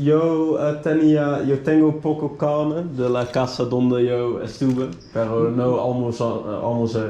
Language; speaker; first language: Spanish; non-native, learner; Dutch